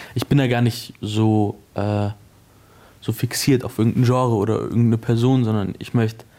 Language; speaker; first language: German; native; German